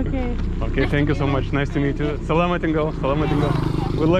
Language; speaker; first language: English; non-native, learner; Lithuanian